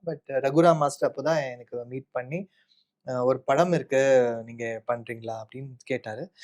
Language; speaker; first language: Tamil; non-native, local second language; Kannada